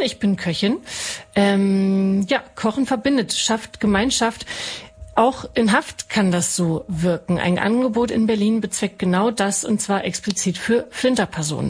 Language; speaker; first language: German; native; German